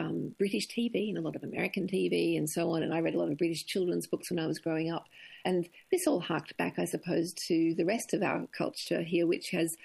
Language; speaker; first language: English; native; English